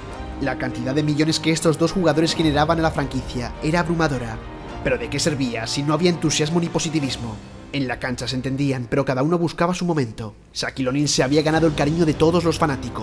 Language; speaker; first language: Spanish; native; Spanish